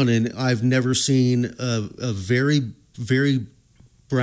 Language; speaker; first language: English; native; English